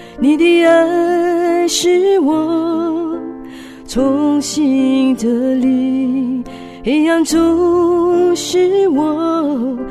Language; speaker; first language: Chinese; native; Chinese